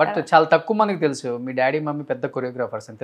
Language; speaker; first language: Telugu; native; Telugu